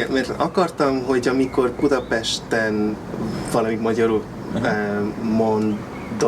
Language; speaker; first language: Hungarian; non-native, learner; English